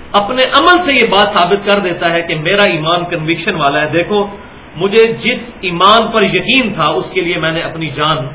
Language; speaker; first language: Urdu; non-native, local second language; Punjabi